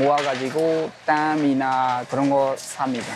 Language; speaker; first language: Korean; non-native, fluent; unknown